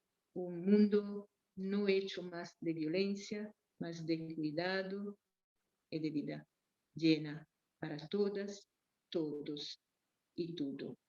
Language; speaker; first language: Spanish; non-native, fluent; Portuguese